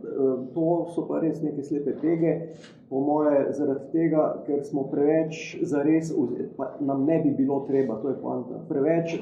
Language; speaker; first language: Slovenian; native; Slovenian